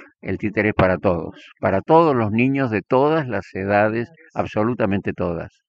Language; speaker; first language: Spanish; native; Spanish